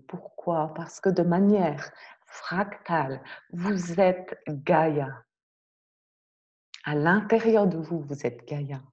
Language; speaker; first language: French; native; French